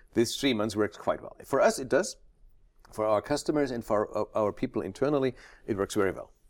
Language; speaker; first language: English; non-native, fluent; German